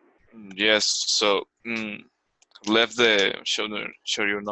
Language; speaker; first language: English; non-native, learner; Spanish